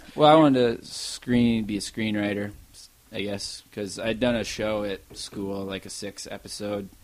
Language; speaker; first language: English; native; English